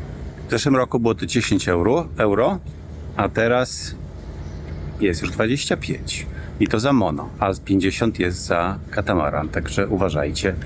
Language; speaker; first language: Polish; native; Polish